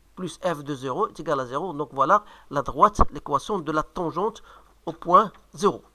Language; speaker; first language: French; non-native, local second language; Arabic